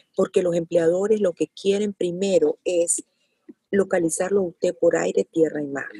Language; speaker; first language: Spanish; native; Spanish